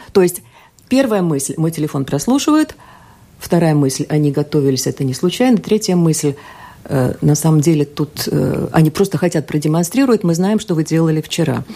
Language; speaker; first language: Russian; non-native, local second language; Latvian